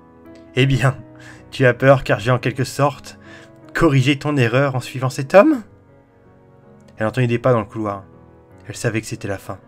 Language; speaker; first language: French; native; French